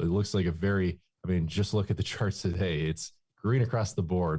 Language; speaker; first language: English; native; English